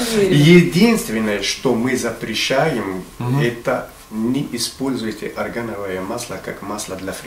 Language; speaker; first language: Russian; non-native, fluent; Arabic